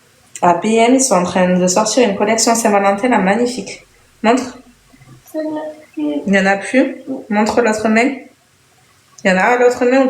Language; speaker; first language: French; native; French